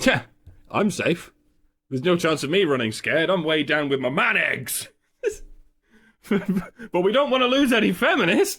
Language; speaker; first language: English; native; English